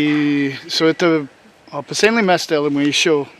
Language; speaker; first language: Russian; non-native, learner; English